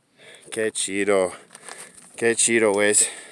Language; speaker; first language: Spanish; non-native, learner; English